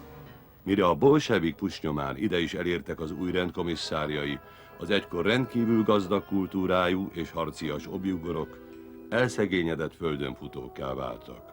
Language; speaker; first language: Hungarian; native; Hungarian